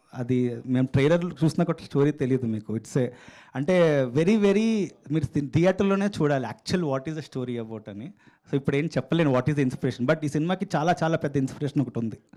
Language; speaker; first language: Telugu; native; Telugu